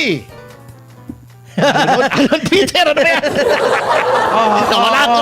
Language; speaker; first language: Filipino; native; Filipino